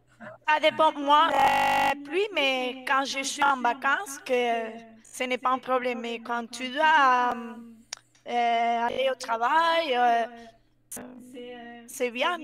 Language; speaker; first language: French; non-native, fluent; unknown